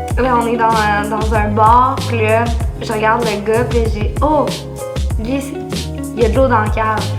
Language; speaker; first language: French; native; French